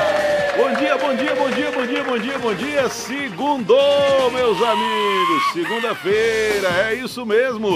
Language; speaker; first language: Portuguese; native; Portuguese